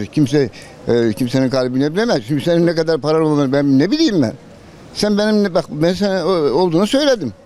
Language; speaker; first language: Turkish; native; Turkish